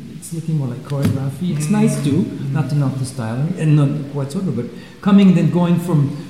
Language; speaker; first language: English; non-native, fluent; Swiss German